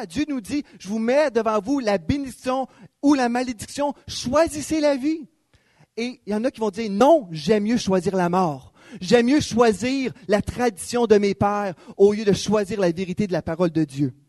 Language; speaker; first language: French; native; French